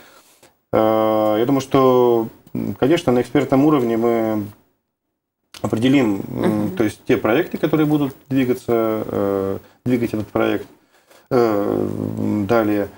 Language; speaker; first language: Russian; native; Russian